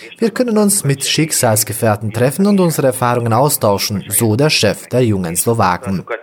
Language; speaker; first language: German; native; German